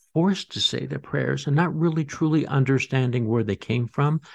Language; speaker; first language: English; native; English